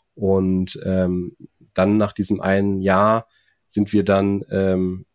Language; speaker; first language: German; native; German